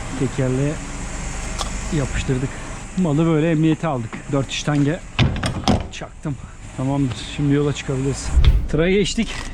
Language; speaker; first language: Turkish; native; Turkish